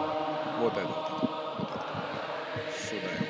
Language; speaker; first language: Russian; native; Russian